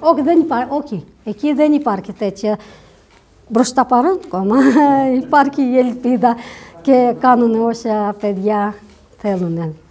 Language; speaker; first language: Greek; non-native, fluent; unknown